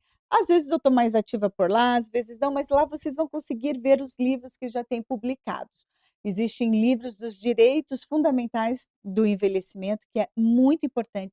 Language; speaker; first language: Portuguese; native; Portuguese